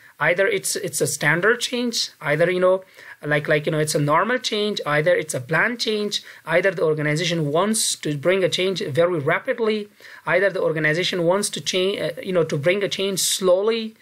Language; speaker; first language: English; non-native, fluent; Pashto